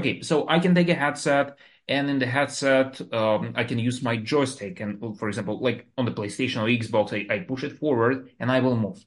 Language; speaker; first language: English; non-native, fluent; Russian